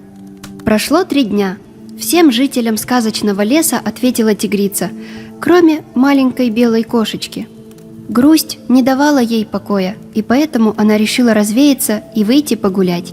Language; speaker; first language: Russian; native; Russian